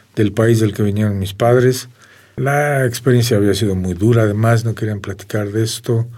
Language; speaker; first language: Spanish; native; Spanish